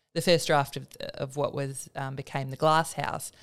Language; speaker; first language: English; native; English